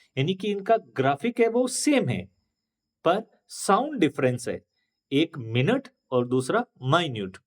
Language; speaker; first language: Hindi; native; Hindi